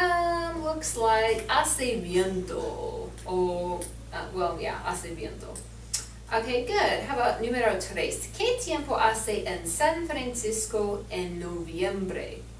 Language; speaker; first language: Spanish; non-native, learner; English